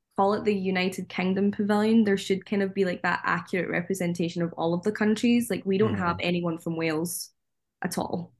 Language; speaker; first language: English; native; English